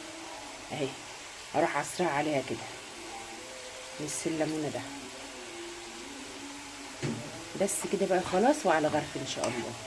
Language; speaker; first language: Arabic; native; Arabic